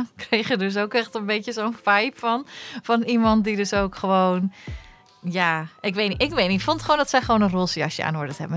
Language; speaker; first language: Dutch; native; Dutch